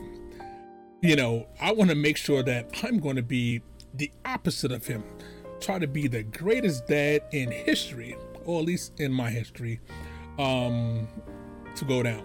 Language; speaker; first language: English; native; English